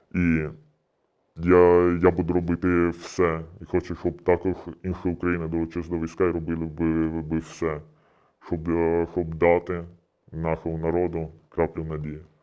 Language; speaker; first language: Ukrainian; early bilingual, heritage; Ukrainian